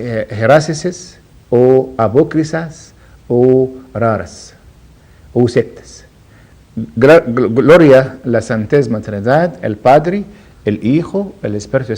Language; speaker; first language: Spanish; non-native, learner; Arabic